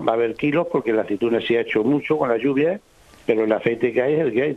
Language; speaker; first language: Spanish; native; Spanish